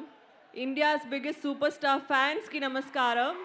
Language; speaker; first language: Telugu; non-native, learner; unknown